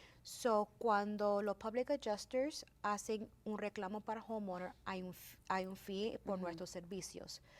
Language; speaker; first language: Spanish; early bilingual, heritage; Spanish